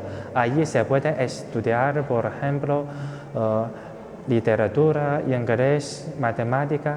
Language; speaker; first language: Spanish; non-native, fluent; Chinese